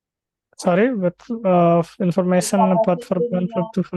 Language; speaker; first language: English; non-native, fluent; Indonesian